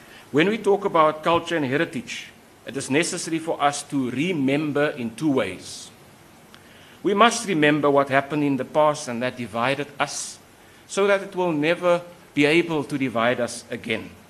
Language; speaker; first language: English; non-native, local second language; Afrikaans